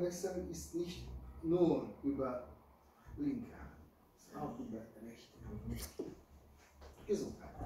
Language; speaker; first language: German; non-native, fluent; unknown